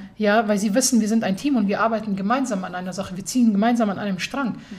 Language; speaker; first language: German; early bilingual, other home language; Persian